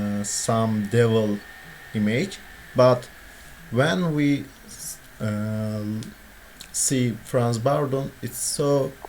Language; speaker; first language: English; non-native, learner; Turkish